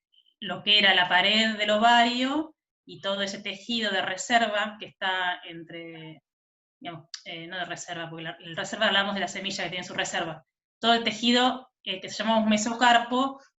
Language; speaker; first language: Spanish; native; Spanish